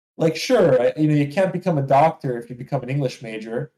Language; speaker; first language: English; non-native, fluent; Hebrew